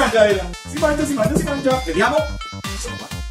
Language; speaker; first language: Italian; non-native, learner; Spanish